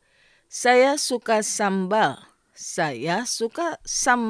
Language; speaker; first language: Indonesian; non-native, fluent; Arabic